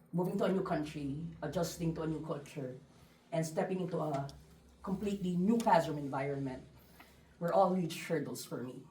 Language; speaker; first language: English; non-native, local second language; Filipino